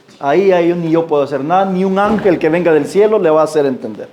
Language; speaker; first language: Spanish; native; Spanish